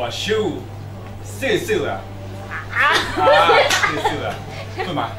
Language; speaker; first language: Chinese; non-native, learner; Thai